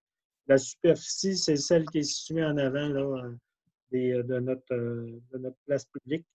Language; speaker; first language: French; native; French